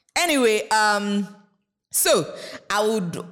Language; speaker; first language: English; non-native, local second language; Yoruba